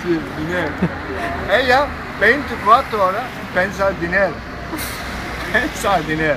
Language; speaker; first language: Spanish; non-native, learner; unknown